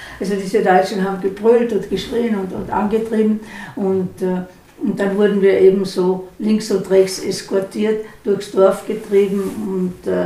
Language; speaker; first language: German; non-native, local second language; Slovenian